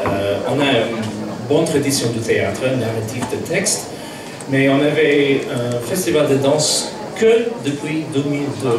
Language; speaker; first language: French; non-native, fluent; English